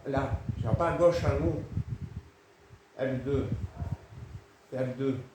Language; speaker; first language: French; native; French